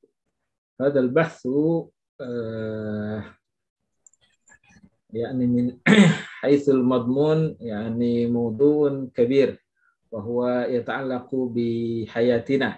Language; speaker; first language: Arabic; non-native, fluent; Indonesian